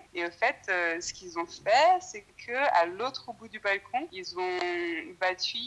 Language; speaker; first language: French; native; French